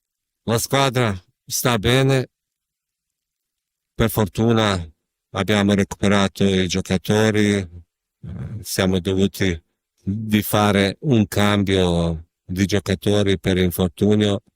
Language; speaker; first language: Italian; non-native, fluent; Bosnian